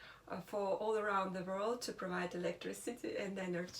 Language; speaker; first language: English; non-native, learner; Russian